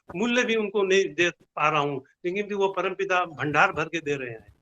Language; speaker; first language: Hindi; non-native, local second language; Bangla